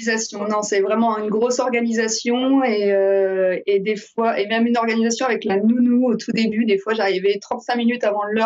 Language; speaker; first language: French; native; French